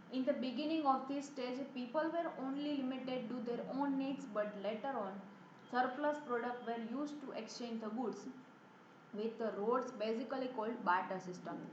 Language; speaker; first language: English; non-native, local second language; Gujarati